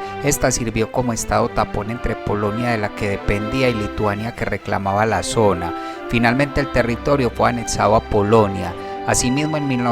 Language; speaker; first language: Spanish; native; Spanish